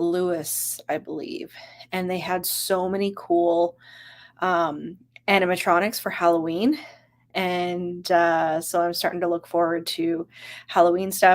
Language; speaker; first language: English; native; English